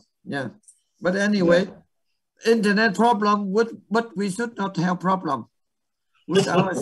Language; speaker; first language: English; non-native, learner; Vietnamese